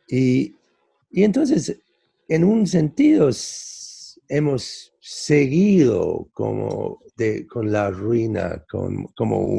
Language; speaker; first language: Spanish; non-native, fluent; English